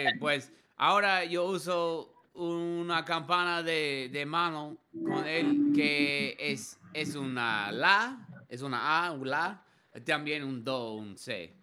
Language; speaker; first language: Spanish; non-native, learner; English